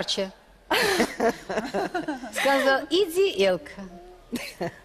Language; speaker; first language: Russian; native; Russian